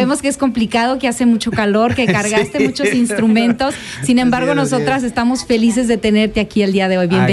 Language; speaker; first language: Spanish; native; Spanish